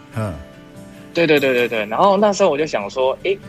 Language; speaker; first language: Chinese; native; Chinese